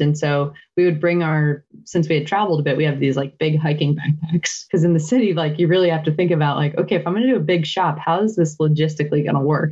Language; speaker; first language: English; native; English